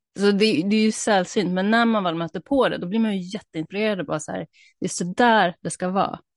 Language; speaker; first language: Swedish; native; Swedish